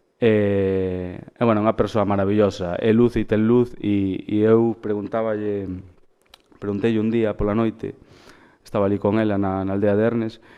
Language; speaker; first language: Galician; native; Galician